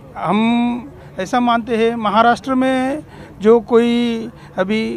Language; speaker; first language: Hindi; non-native, local second language; Marathi